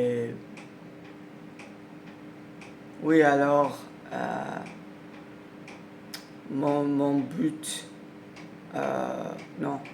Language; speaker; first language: French; non-native, learner; Arabic